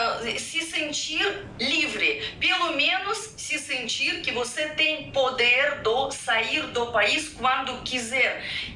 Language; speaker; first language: Portuguese; non-native, fluent; Russian